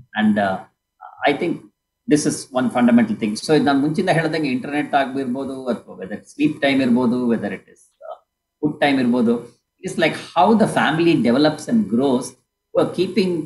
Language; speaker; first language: English; non-native, local second language; Kannada